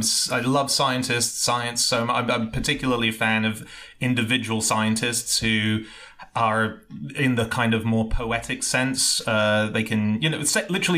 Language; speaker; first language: English; native; English